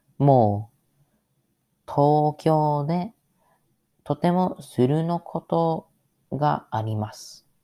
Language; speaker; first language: Japanese; non-native, learner; English